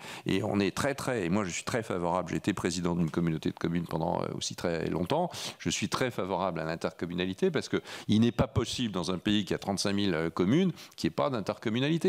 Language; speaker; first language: French; native; French